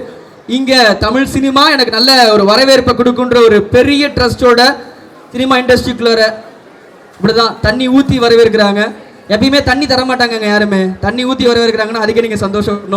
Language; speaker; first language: Tamil; native; Tamil